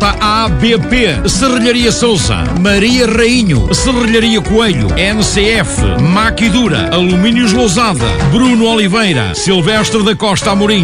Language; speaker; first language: Portuguese; native; Portuguese